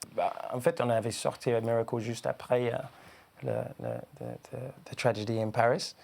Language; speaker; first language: French; non-native, learner; English